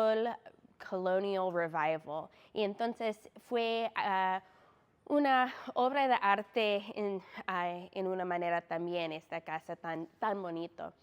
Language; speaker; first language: Spanish; non-native, fluent; English